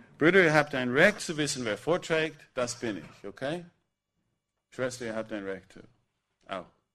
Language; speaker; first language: German; non-native, fluent; English